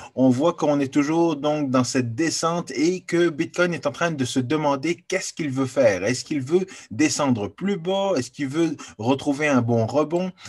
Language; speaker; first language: French; native; French